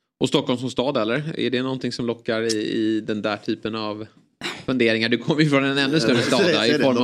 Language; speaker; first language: Swedish; native; Swedish